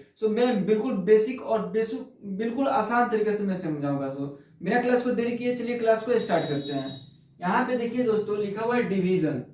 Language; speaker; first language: Hindi; native; Hindi